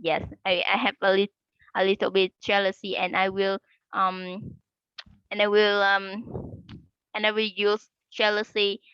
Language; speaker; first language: English; non-native, learner; Vietnamese